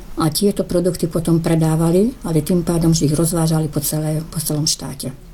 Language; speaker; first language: Slovak; early bilingual, heritage; Slovak